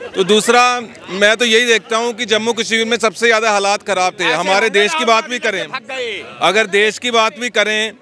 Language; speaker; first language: Hindi; native; Hindi